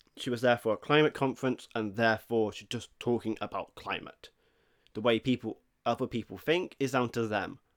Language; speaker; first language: English; native; English